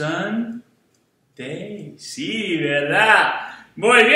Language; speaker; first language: Spanish; non-native, fluent; English